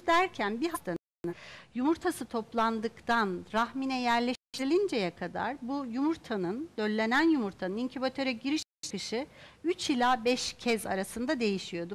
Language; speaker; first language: Turkish; native; Turkish